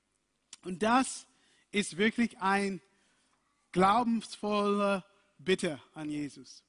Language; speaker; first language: German; non-native, fluent; English